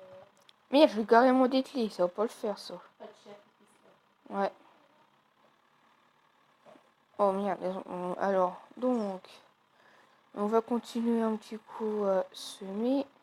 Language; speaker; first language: French; native; French